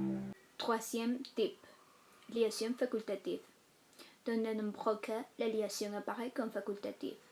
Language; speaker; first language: French; non-native, fluent; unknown